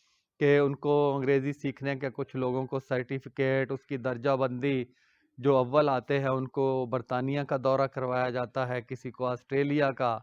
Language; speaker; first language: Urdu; non-native, local second language; Punjabi